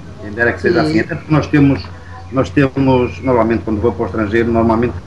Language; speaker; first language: Portuguese; native; Portuguese